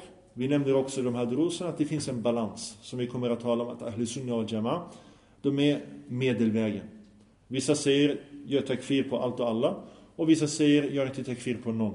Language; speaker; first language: Swedish; early bilingual, other home language; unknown